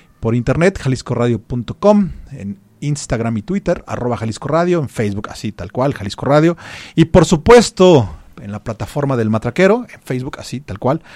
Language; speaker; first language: Spanish; native; Spanish